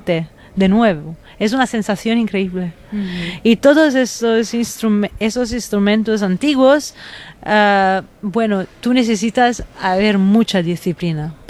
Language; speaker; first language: Spanish; non-native, fluent; Italian